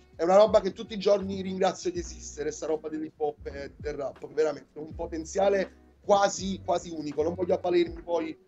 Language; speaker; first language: Italian; native; Italian